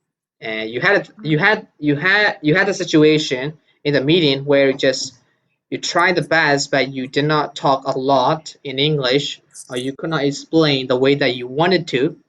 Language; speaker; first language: English; non-native, fluent; Burmese